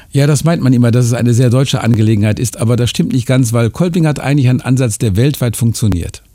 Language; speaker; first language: German; native; German